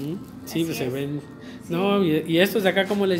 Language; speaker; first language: Spanish; native; Spanish